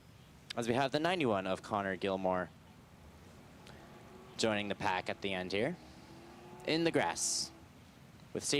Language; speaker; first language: English; native; English